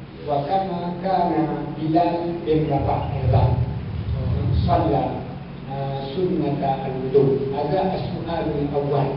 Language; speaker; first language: Arabic; non-native, fluent; Malay